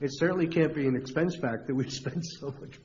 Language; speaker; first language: English; native; English